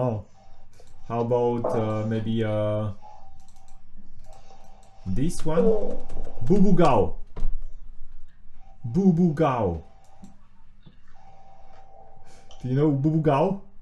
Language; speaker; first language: English; non-native, fluent; French